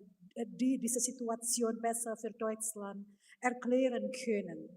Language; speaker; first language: German; non-native, fluent; Indonesian